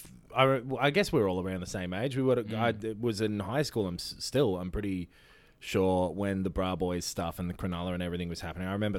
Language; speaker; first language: English; native; English